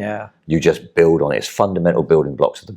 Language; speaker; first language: English; native; English